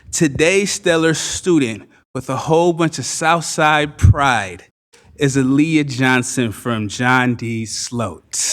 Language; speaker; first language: English; native; English